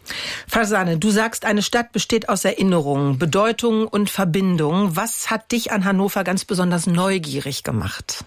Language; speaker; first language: German; native; German